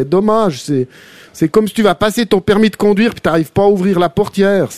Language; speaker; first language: French; native; French